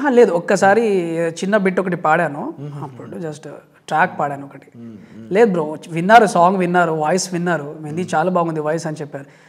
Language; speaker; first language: Telugu; non-native, local second language; Urdu